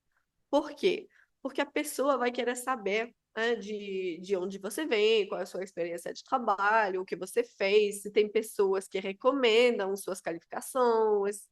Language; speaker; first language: Portuguese; non-native, fluent; Spanish